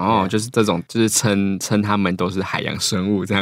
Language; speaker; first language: Chinese; native; Chinese